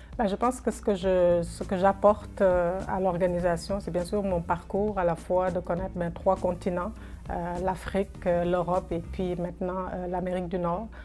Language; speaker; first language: French; non-native, local second language; Wolof